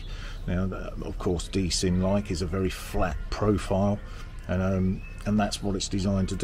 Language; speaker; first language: English; native; English